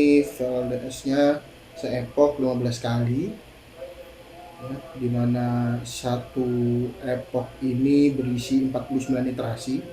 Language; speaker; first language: Indonesian; native; Indonesian